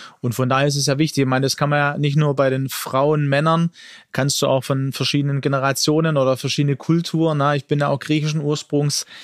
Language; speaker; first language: German; early bilingual, other home language; Greek